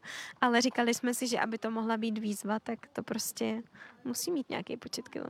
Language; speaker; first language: Czech; native; Czech